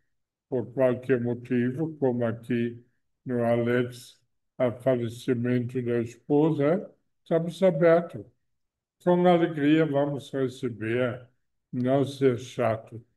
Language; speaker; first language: Portuguese; non-native, fluent; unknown